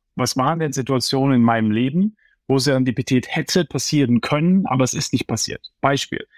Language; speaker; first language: German; native; German